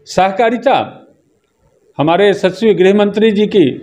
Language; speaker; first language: Hindi; native; Hindi